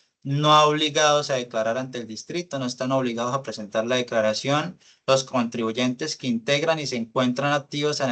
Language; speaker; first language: Spanish; native; Spanish